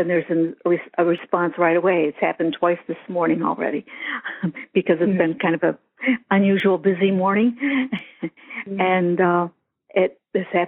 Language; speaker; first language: English; native; English